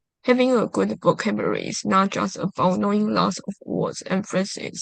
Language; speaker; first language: English; non-native, learner; Chinese